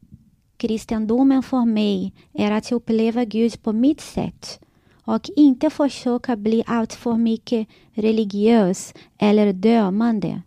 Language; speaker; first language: Swedish; non-native, fluent; Portuguese